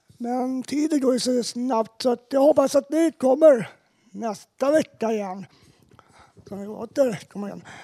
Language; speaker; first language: Swedish; native; Swedish